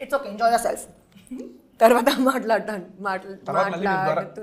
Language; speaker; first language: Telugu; non-native, learner; Hindi